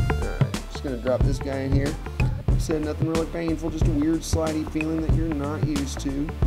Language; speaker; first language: English; native; English